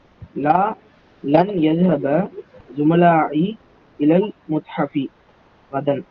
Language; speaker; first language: Arabic; non-native, learner; Tamil